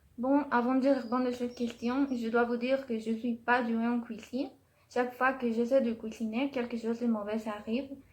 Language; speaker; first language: French; non-native, learner; Spanish